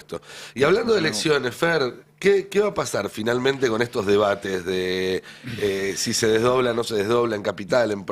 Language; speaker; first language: Spanish; native; Spanish